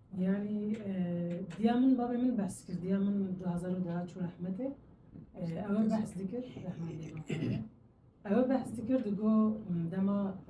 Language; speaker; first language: Kurdish; non-native, local second language; Turkish